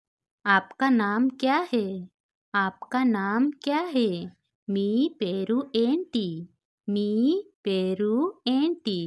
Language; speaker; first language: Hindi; non-native, local second language; Telugu